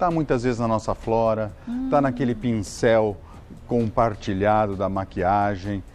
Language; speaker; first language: Portuguese; native; Portuguese